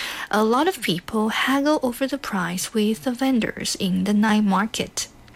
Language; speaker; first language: English; non-native, fluent; Chinese